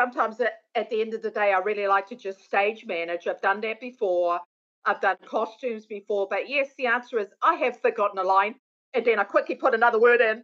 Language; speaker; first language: English; native; English